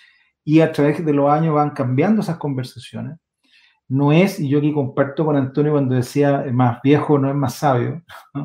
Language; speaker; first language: Spanish; native; Spanish